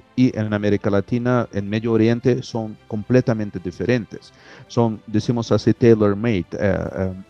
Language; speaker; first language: Spanish; non-native, fluent; Russian